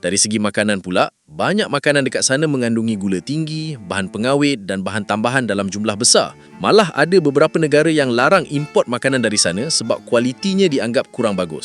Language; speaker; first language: Malay; native; Malay